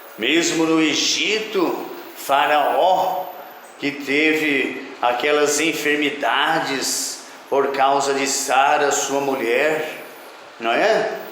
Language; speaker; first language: Portuguese; native; Portuguese